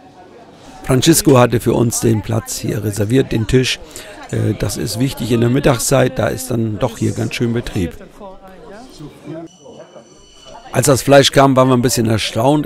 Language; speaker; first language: German; native; German